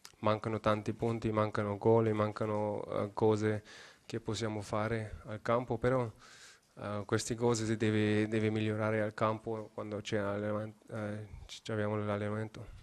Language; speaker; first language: Italian; non-native, learner; German